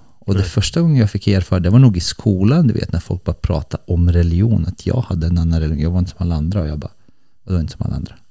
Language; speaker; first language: Swedish; early bilingual, other home language; Bosnian